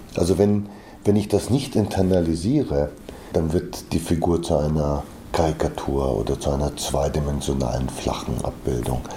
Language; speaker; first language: German; early bilingual, other home language; Bulgarian